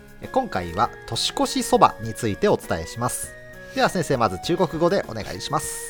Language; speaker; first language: Japanese; native; Japanese